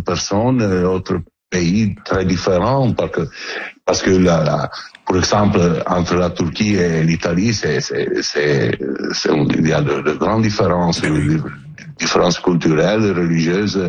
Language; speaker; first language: French; non-native, learner; Italian